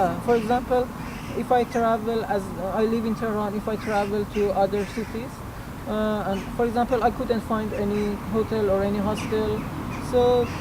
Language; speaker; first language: English; non-native, learner; Persian